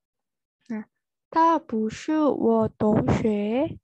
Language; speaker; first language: Chinese; non-native, fluent; Indonesian